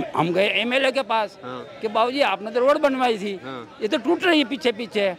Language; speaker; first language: Hindi; non-native, local second language; Gujarati